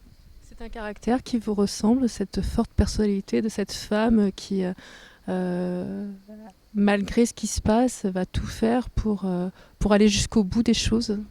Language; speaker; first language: French; native; French